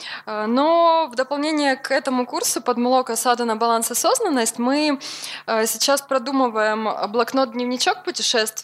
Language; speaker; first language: Russian; native; Russian